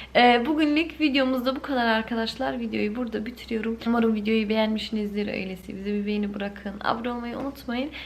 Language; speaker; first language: Turkish; early bilingual, heritage; Turkish